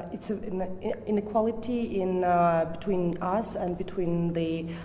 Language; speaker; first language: English; non-native, fluent; Georgian